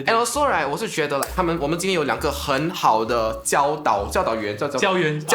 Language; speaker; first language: Chinese; non-native, local second language; English